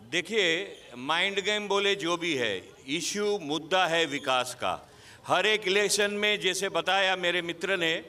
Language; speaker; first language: Hindi; non-native, local second language; Gujarati